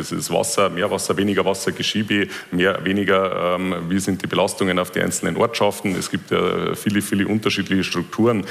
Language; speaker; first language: German; native; German